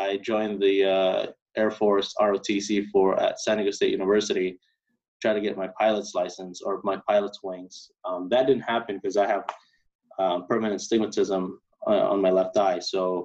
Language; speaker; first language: English; early bilingual, other home language; Cebuano